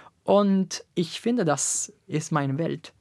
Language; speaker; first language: German; non-native, learner; Italian